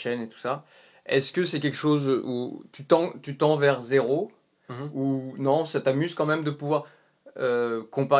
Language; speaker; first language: French; native; French